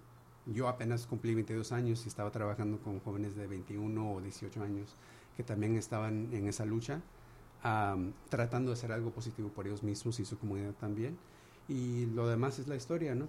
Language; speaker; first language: Spanish; early bilingual, other home language; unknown